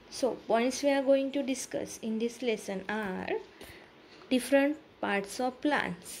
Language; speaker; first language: English; non-native, local second language; Marathi